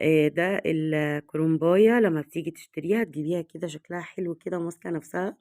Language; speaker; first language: Arabic; native; Arabic